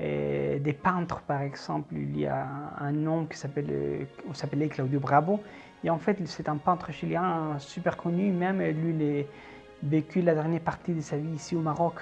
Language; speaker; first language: French; non-native, fluent; Spanish